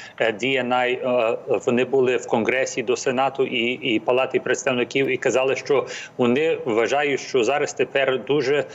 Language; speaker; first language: Ukrainian; early bilingual, heritage; English